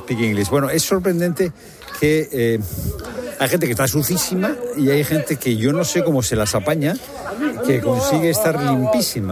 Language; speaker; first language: Spanish; native; Spanish